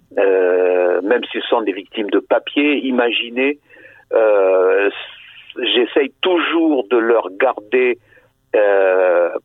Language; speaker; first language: French; native; French